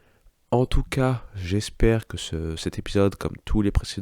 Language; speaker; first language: French; native; French